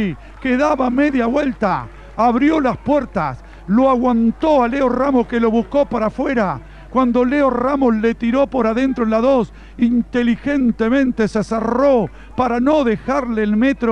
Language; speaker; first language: Spanish; native; Spanish